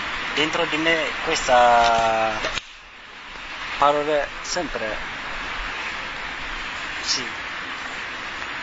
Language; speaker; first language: Italian; non-native, learner; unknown